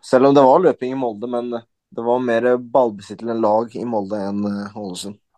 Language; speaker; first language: Norwegian; early bilingual, other home language; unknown